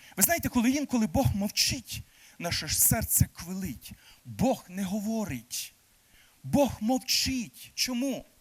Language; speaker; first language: Ukrainian; native; Ukrainian